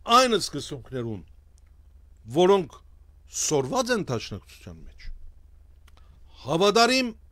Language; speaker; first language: Armenian; early bilingual, heritage; Armenian